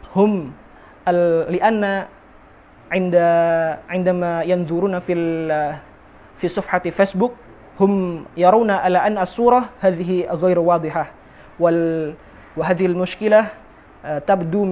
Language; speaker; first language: Arabic; non-native, fluent; Indonesian